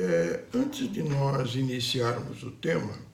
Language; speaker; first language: Portuguese; native; Portuguese